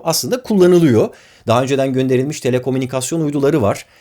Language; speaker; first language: Turkish; native; Turkish